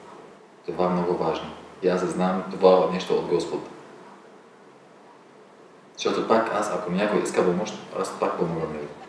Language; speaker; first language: Bulgarian; non-native, learner; Arabic